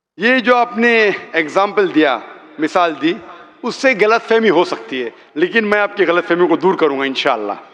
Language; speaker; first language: Urdu; non-native, local second language; Konkani